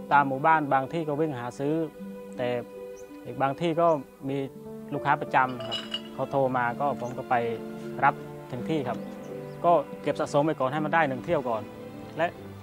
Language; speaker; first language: Thai; native; Thai